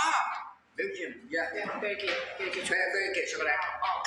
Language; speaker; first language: English; non-native, learner; Thai